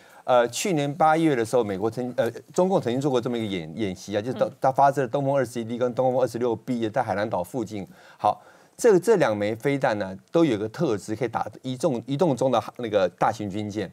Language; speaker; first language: Chinese; native; Chinese